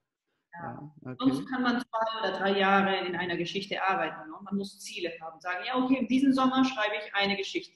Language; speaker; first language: German; early bilingual, heritage; Spanish